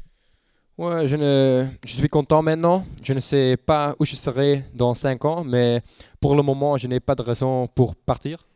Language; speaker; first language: French; non-native, local second language; Dutch